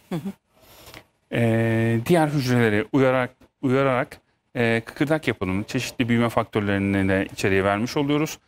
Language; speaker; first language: Turkish; native; Turkish